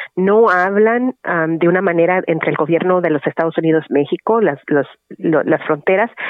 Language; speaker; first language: Spanish; early bilingual, heritage; Spanish